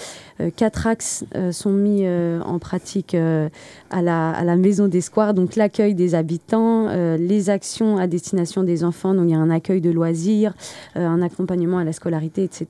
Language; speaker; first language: French; native; French